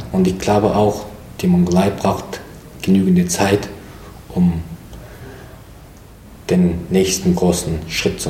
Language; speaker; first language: German; non-native, fluent; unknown